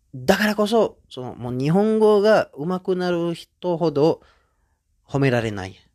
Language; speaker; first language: Japanese; non-native, fluent; Indonesian